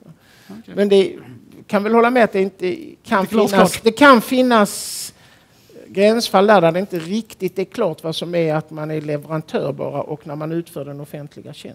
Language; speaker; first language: Swedish; native; Swedish